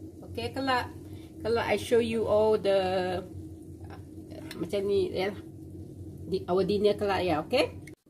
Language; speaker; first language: English; non-native, local second language; Malay